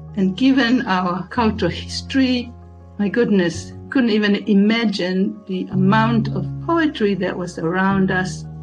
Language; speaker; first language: English; non-native, fluent; Tongan